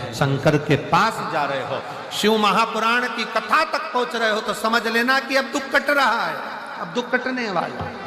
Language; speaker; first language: Hindi; native; Hindi